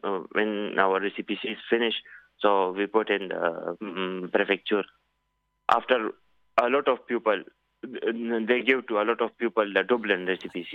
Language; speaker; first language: English; non-native, learner; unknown